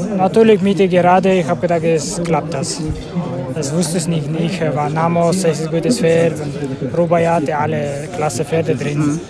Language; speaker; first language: German; non-native, learner; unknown